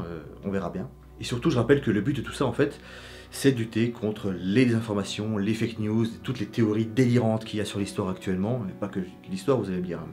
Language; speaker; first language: French; native; French